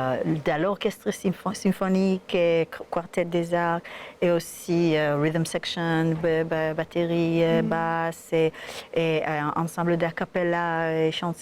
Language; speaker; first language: French; non-native, learner; Hebrew